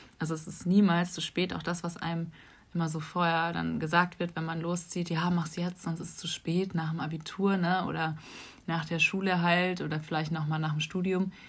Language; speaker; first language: German; native; German